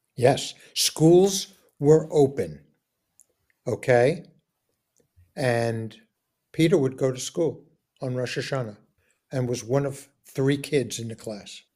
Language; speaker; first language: English; native; English